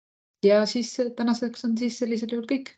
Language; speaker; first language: Estonian; native; Estonian